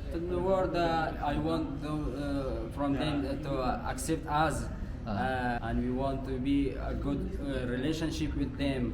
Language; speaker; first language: English; non-native, learner; Persian